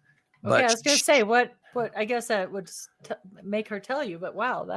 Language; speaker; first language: English; native; English